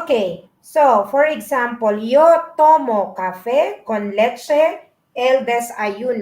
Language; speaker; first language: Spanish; non-native, learner; Filipino